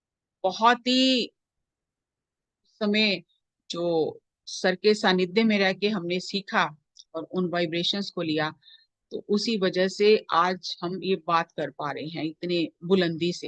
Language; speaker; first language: Hindi; native; Hindi